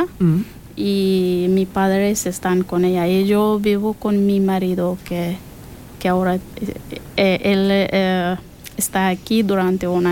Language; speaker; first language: Spanish; non-native, learner; Persian